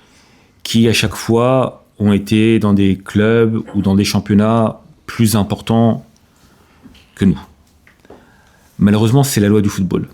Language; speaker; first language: French; native; French